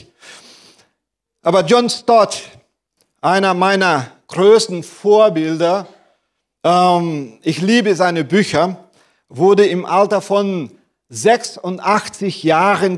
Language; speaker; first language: German; non-native, fluent; Portuguese